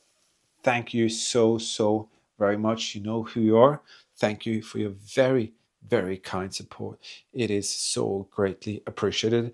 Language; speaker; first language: English; non-native, fluent; Norwegian